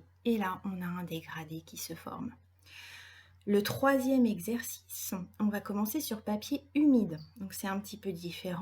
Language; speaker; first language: French; native; French